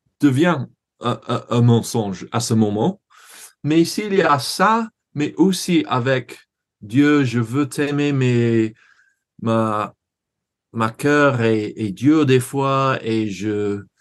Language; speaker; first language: French; non-native, learner; English